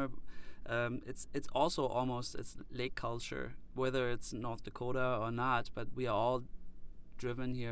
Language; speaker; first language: English; non-native, fluent; German